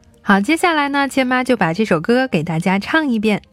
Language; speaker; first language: Chinese; native; Chinese